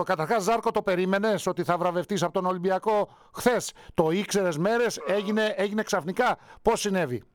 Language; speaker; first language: Greek; native; Greek